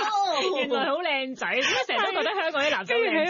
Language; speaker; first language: Cantonese; native; Cantonese